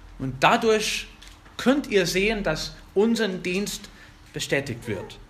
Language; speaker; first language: German; non-native, fluent; English